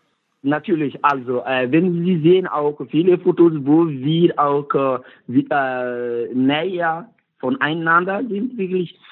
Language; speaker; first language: German; non-native, learner; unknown